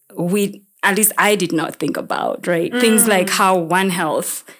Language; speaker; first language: English; non-native, local second language; Ganda